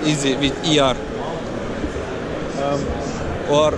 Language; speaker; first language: English; non-native, learner; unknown